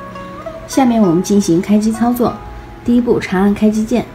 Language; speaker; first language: Chinese; native; Chinese